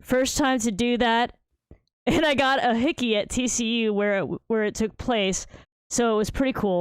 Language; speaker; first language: English; native; English